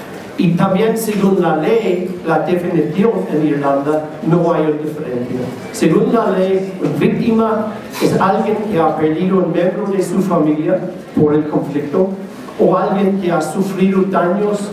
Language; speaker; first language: Spanish; non-native, learner; English